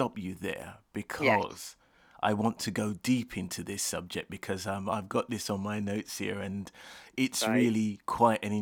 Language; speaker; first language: English; non-native, local second language; Jamaican Creole English